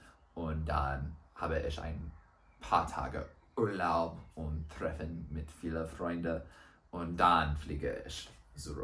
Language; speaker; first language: German; non-native, learner; English